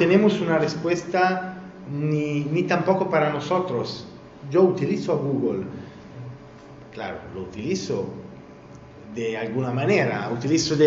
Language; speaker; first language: Spanish; non-native, learner; Italian